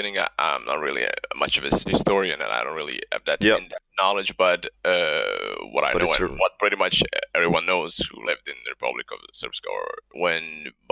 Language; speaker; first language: English; non-native, fluent; Bosnian